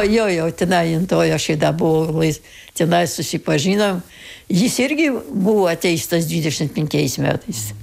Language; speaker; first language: Lithuanian; native; Lithuanian